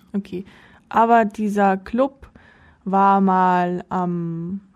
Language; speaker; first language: German; early bilingual, other home language; Russian